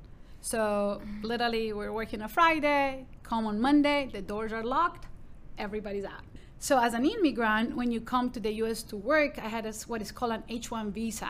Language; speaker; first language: English; non-native, fluent; Spanish